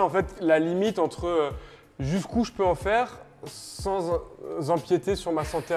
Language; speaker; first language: French; native; French